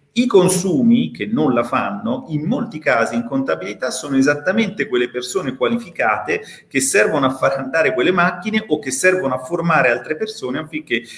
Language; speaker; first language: Italian; native; Italian